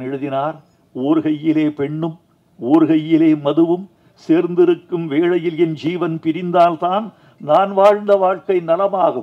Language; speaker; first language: Tamil; native; Tamil